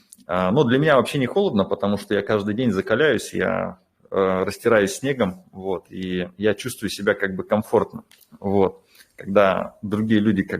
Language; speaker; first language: Russian; native; Russian